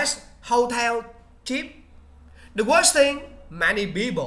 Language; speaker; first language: English; non-native, learner; Vietnamese